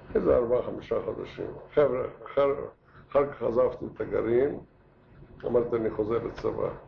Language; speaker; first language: Hebrew; non-native, fluent; Yiddish